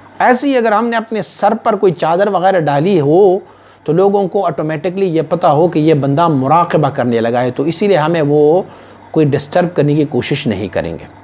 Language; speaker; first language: Urdu; non-native, local second language; Pashto